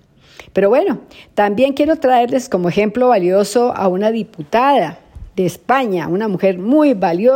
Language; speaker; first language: Spanish; native; Spanish